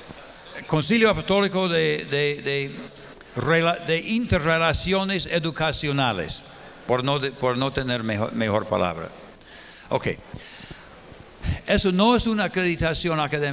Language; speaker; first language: Spanish; non-native, fluent; English